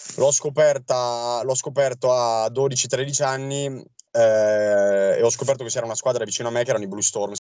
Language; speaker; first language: Italian; non-native, fluent; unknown